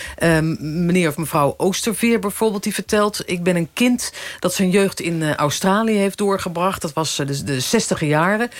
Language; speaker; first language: Dutch; native; Dutch